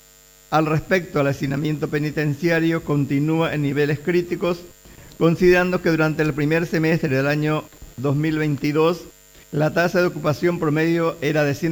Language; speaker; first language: Spanish; native; Spanish